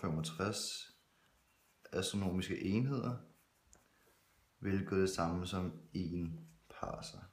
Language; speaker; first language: Danish; native; Danish